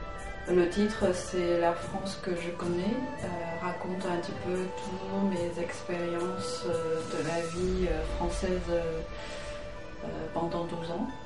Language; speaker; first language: French; non-native, fluent; Chinese